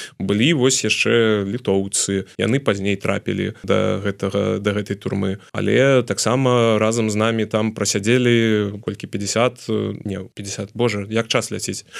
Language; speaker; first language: Belarusian; non-native, local second language; Russian